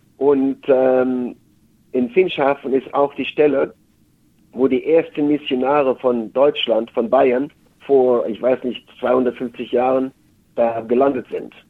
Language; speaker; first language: German; native; German